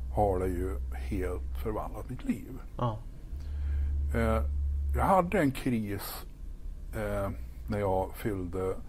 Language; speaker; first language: Swedish; native; Swedish